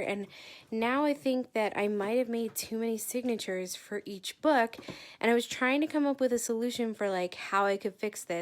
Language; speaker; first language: English; native; English